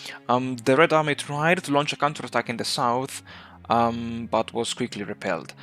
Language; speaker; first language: English; non-native, fluent; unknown